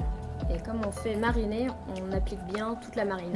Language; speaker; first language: French; native; French